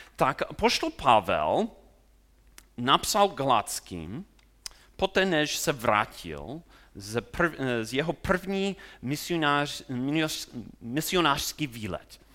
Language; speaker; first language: Czech; non-native, fluent; English